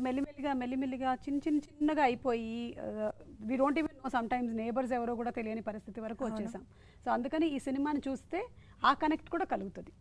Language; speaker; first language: Telugu; native; Telugu